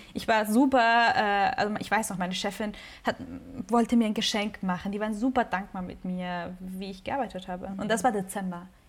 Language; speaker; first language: German; non-native, fluent; Spanish